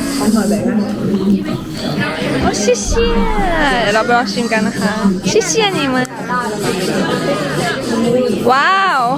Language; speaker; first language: Chinese; non-native, learner; Thai